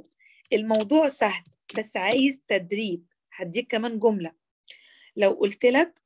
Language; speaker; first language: Arabic; native; Arabic